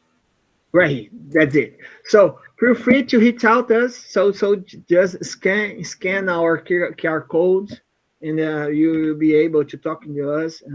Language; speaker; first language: English; non-native, fluent; Portuguese